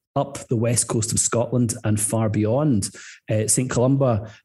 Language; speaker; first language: English; native; English